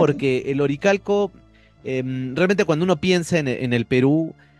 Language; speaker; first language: Spanish; native; Spanish